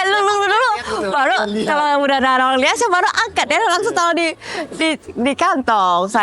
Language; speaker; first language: Indonesian; early bilingual, heritage; Indonesian